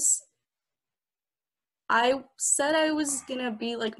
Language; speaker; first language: English; native; English